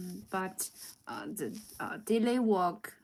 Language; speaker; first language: English; non-native, learner; Chinese